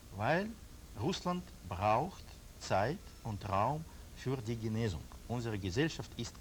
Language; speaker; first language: German; non-native, learner; Russian